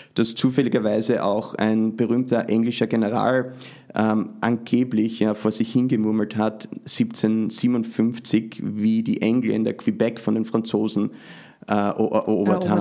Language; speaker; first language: German; native; German